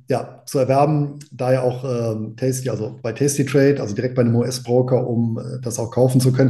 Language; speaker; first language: German; native; German